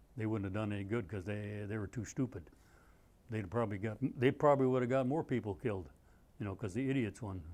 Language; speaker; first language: English; native; English